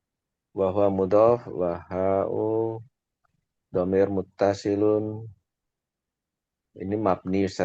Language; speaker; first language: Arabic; non-native, learner; Indonesian